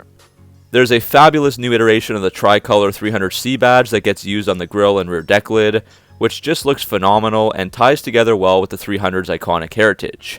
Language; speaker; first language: English; native; English